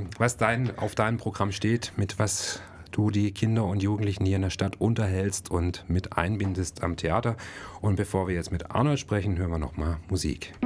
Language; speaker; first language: German; native; German